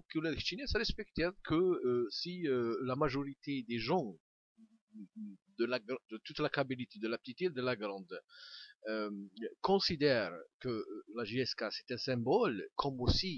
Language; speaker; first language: French; non-native, local second language; Kabyle